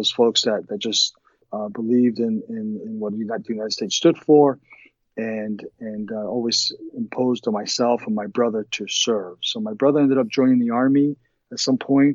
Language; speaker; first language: English; early bilingual, other home language; Spanish